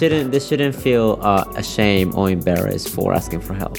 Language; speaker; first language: English; early bilingual, other home language; Spanish